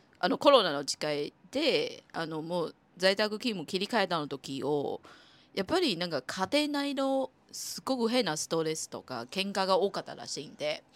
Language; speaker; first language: Japanese; non-native, fluent; Chinese